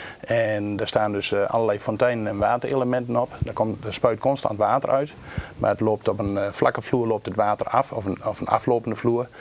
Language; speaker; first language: Dutch; native; Dutch